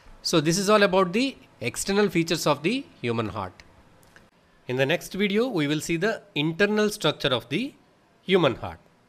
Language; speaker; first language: English; non-native, local second language; Telugu